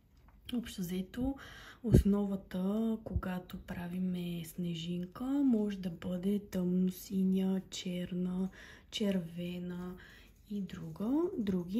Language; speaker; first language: Bulgarian; native; Bulgarian